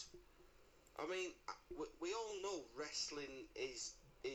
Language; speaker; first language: English; native; English